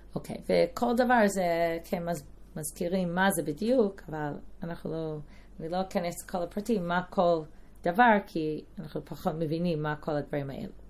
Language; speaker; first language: Hebrew; non-native, fluent; English